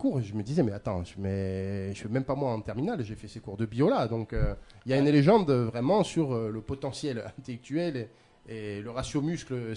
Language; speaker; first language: French; native; French